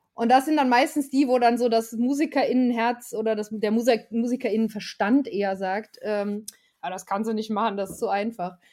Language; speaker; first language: German; native; German